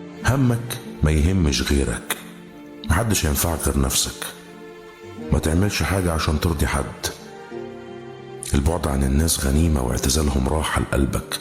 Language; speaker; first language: Arabic; native; Arabic